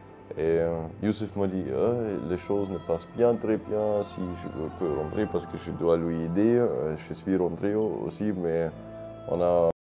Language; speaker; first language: French; non-native, fluent; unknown